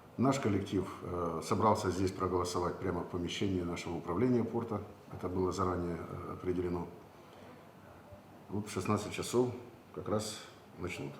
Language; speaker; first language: Russian; native; Russian